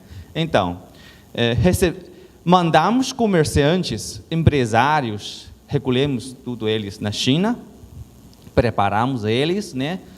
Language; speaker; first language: Portuguese; non-native, learner; Chinese